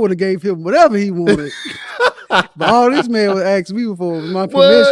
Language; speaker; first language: English; native; English